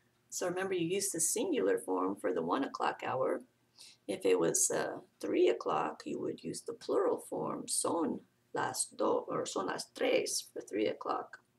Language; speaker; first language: English; native; English